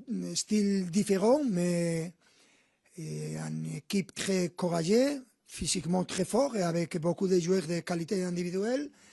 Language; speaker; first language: French; non-native, fluent; Spanish